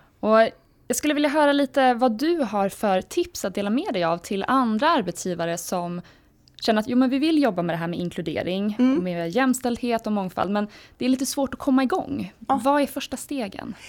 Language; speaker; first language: Swedish; native; Swedish